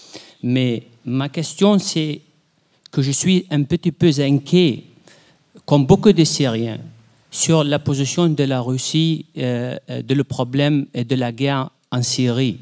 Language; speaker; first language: French; non-native, fluent; Arabic